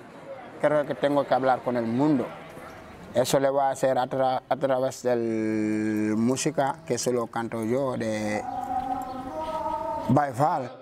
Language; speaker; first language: Spanish; non-native, fluent; Wolof